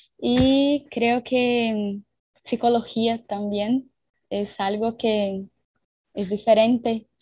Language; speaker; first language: Spanish; non-native, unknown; Portuguese